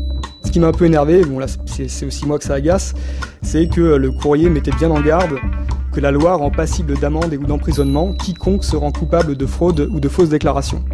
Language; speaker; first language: French; native; French